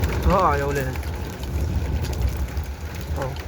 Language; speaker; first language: Arabic; native; Arabic